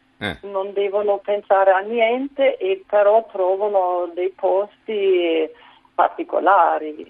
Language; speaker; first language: Italian; non-native, fluent; German